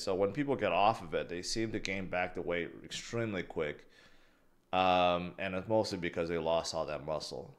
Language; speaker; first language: English; native; English